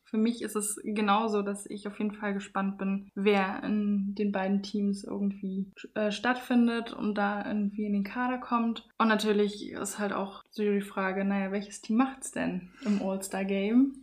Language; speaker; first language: German; native; German